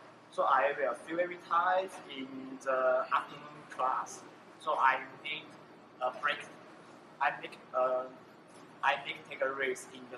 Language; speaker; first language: English; non-native, learner; Chinese